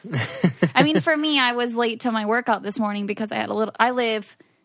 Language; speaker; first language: English; native; English